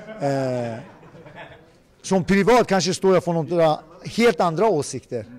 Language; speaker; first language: Swedish; early bilingual, other home language; Persian